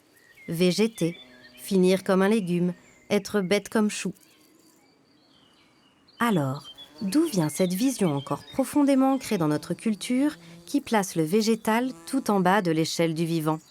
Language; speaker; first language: French; native; French